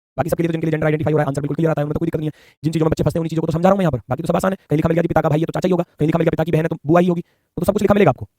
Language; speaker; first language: Hindi; native; Hindi